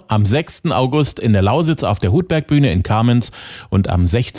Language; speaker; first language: German; native; German